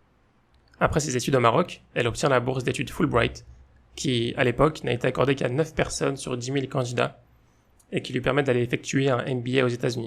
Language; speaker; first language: French; native; French